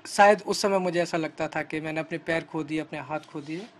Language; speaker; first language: Hindi; native; Hindi